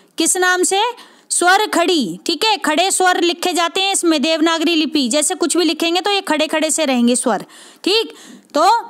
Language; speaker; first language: Hindi; native; Hindi